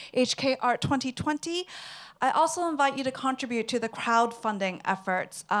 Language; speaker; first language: English; non-native, local second language; Cantonese